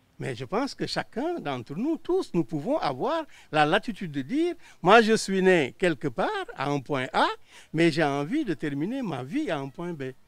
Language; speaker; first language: French; non-native, local second language; Wolof